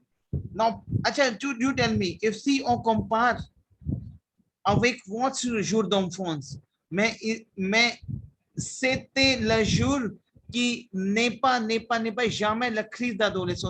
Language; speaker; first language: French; non-native, learner; Hindi